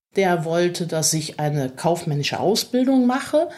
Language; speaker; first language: German; native; German